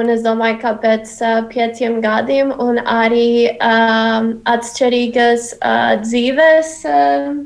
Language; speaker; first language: Latvian; non-native, learner; Spanish